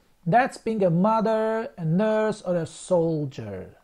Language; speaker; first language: English; non-native, fluent; Azerbaijani